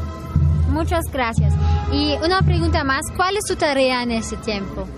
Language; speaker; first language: Spanish; non-native, learner; German